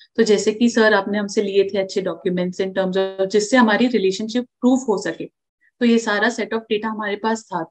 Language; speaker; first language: Hindi; non-native, local second language; Marathi